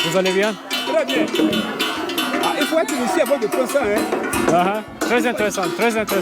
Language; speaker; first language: French; non-native, learner; Turkish